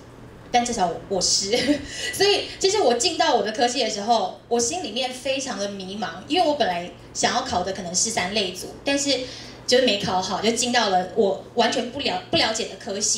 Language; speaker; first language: Chinese; native; Chinese